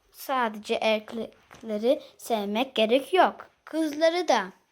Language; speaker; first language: Turkish; early bilingual, heritage; Turkish